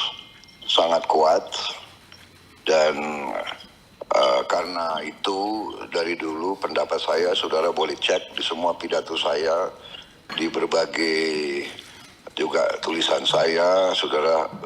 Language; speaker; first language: Indonesian; native; Indonesian